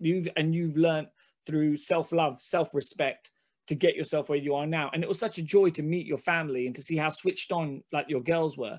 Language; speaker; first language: English; non-native, local second language; Hindi